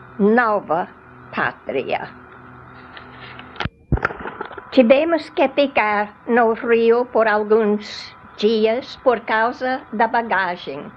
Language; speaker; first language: Portuguese; non-native, fluent; English